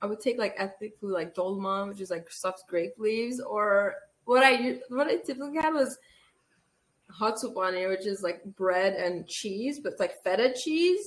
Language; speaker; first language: English; early bilingual, other home language; Armenian